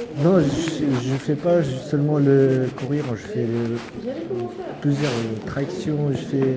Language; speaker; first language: French; non-native, learner; Uzbek